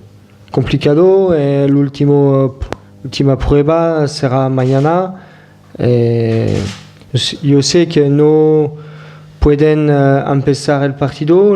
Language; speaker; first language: Spanish; non-native, fluent; French